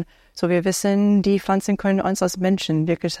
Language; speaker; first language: German; non-native, learner; English